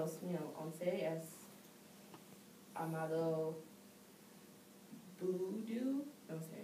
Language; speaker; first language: Spanish; non-native, learner; English